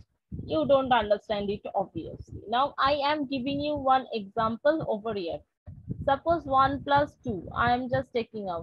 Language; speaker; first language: English; non-native, local second language; Bangla